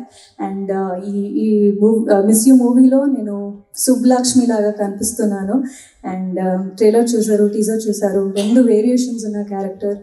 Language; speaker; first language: Telugu; non-native, local second language; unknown